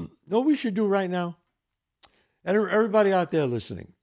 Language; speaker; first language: English; early bilingual, other home language; Italian